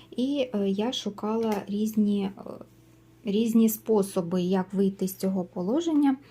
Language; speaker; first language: Ukrainian; native; Ukrainian